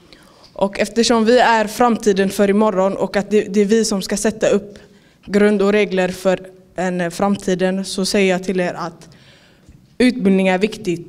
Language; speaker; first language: Swedish; early bilingual, other home language; Somali